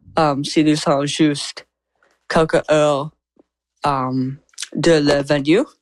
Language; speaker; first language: French; non-native, learner; English